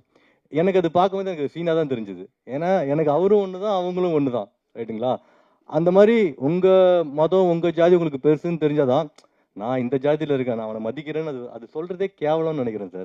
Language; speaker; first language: Tamil; native; Tamil